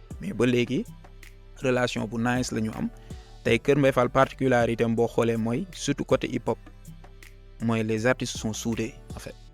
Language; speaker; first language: Wolof; native; Wolof